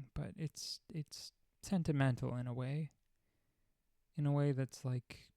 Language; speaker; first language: English; native; English